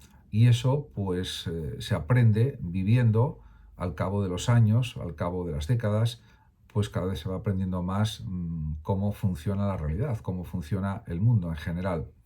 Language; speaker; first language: Spanish; native; Spanish